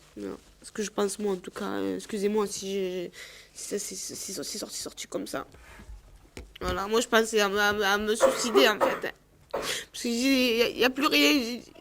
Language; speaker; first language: French; native; French